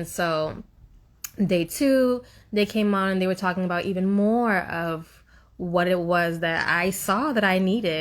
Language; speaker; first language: English; native; English